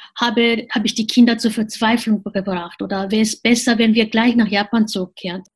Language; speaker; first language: German; non-native, fluent; Japanese